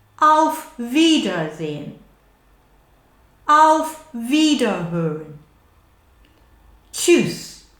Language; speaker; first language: German; non-native, fluent; English